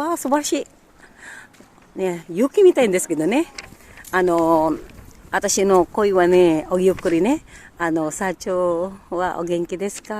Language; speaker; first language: Japanese; early bilingual, other home language; Filipino